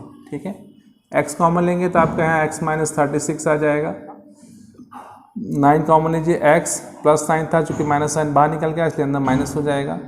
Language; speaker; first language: Hindi; native; Hindi